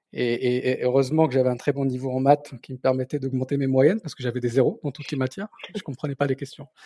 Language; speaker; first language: French; non-native, local second language; Berber languages